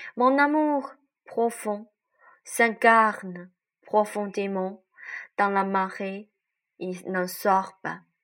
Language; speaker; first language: French; non-native, learner; Chinese